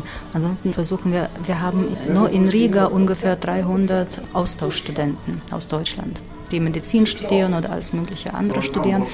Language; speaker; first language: German; non-native, fluent; Russian